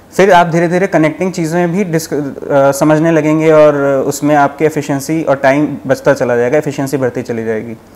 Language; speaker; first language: Hindi; native; Hindi